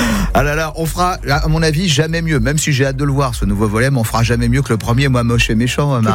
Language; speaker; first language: French; native; French